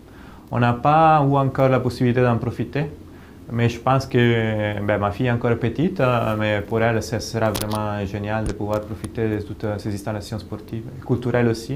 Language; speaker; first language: French; non-native, fluent; Italian